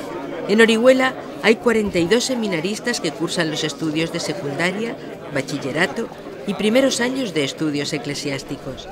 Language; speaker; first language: Spanish; native; Spanish